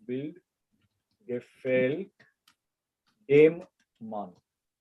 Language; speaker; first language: German; non-native, fluent; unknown